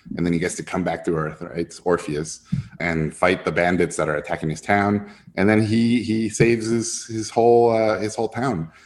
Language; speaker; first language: English; non-native, fluent; Spanish